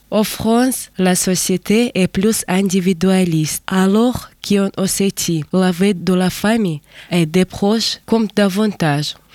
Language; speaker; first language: French; non-native, learner; Russian